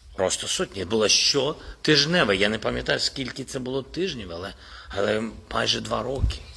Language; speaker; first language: Ukrainian; non-native, local second language; Russian